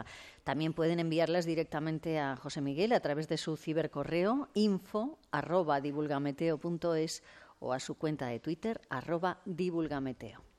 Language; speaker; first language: Spanish; native; Spanish